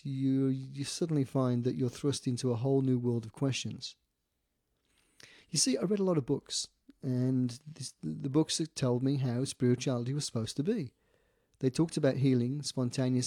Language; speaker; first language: English; native; English